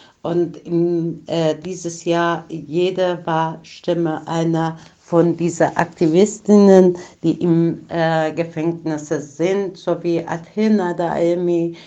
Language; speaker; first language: German; non-native, fluent; Persian